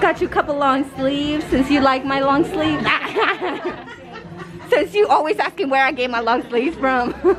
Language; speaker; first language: English; early bilingual, other home language; Spanish